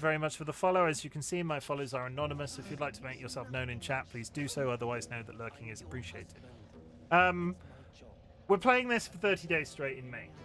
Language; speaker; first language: English; native; English